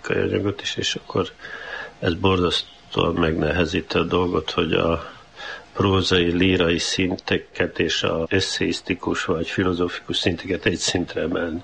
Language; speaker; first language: Hungarian; native; Hungarian